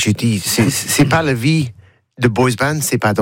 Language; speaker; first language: French; non-native, learner; English